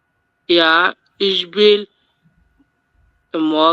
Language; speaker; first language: German; non-native, learner; Bangla